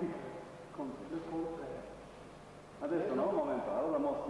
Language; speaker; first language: Italian; non-native, fluent; Japanese